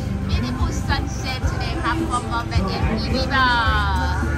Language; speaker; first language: English; non-native, learner; Thai